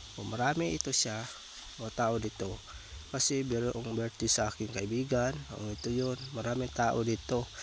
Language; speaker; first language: Filipino; non-native, local second language; Cebuano